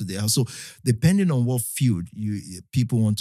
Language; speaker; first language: English; non-native, local second language; Yoruba